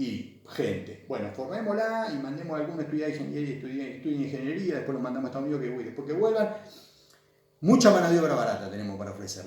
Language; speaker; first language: Spanish; native; Spanish